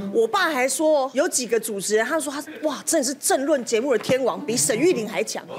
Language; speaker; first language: Chinese; native; Chinese